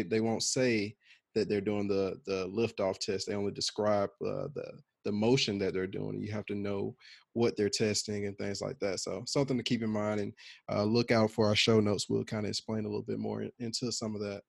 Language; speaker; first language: English; native; English